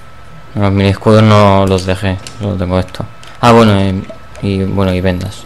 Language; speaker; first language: Spanish; native; Spanish